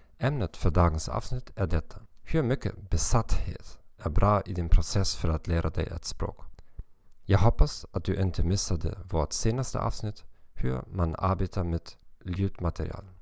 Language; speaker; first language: Swedish; non-native, learner; German